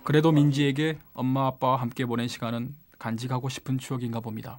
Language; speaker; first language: Korean; native; Korean